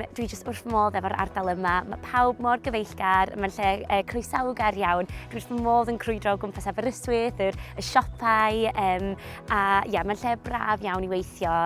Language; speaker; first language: Welsh; non-native, local second language; English